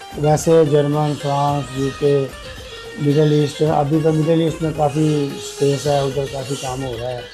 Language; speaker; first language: Urdu; non-native, local second language; Punjabi